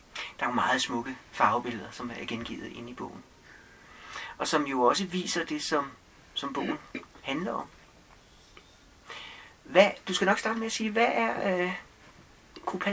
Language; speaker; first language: Danish; native; Danish